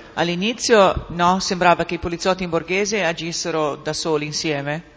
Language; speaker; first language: Italian; native; Italian